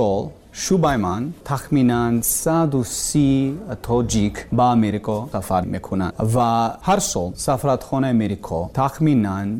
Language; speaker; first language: Persian; non-native, learner; English